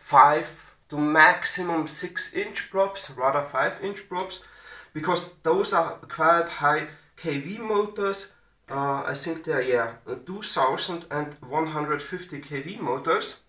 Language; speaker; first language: English; non-native, fluent; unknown